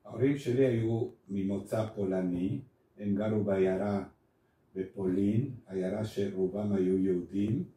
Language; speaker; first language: Hebrew; non-native, fluent; Spanish